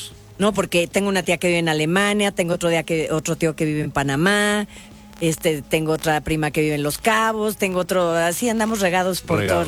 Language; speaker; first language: Spanish; native; Spanish